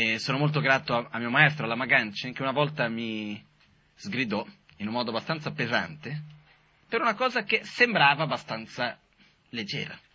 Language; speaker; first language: Italian; non-native, fluent; Portuguese